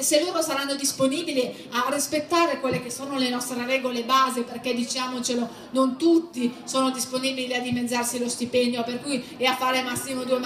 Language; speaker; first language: Italian; native; Italian